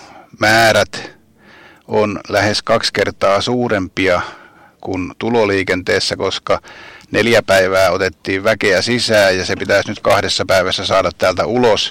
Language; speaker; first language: Finnish; native; Finnish